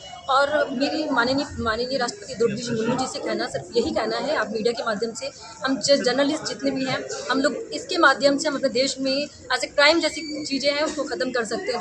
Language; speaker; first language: Hindi; native; Hindi